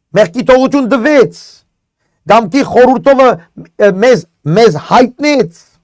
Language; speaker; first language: Armenian; native; Armenian